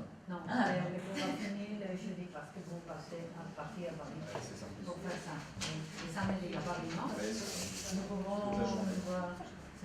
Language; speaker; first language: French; non-native, learner; Spanish